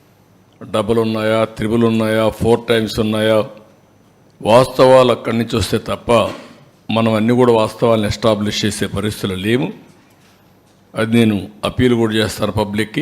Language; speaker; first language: Telugu; native; Telugu